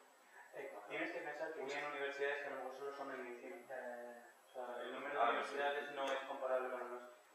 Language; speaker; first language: Spanish; native; Spanish